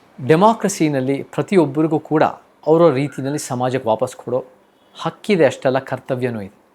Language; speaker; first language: Kannada; early bilingual, heritage; Kannada